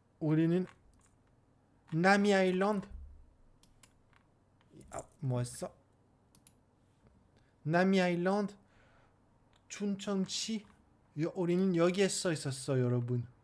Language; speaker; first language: Korean; non-native, learner; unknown